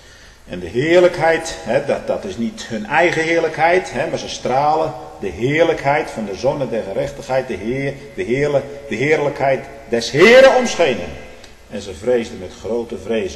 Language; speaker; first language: Dutch; native; Dutch